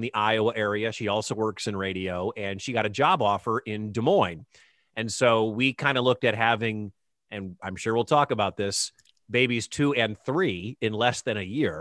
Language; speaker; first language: English; native; English